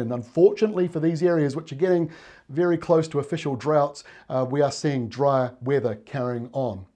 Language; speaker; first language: English; native; English